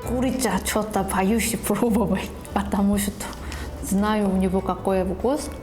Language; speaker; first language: Russian; non-native, learner; Korean